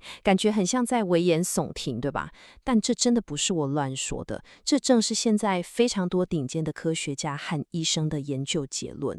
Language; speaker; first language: Chinese; native; Chinese